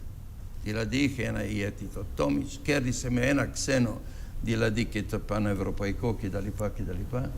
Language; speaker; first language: Greek; non-native, fluent; Serbian